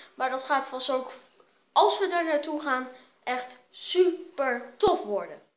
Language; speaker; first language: Dutch; native; Dutch